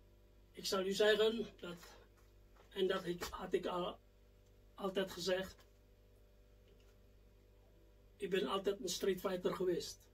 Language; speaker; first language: Dutch; non-native, fluent; Indonesian